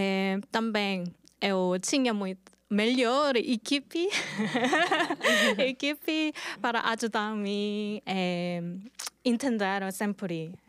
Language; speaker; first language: Portuguese; non-native, learner; Korean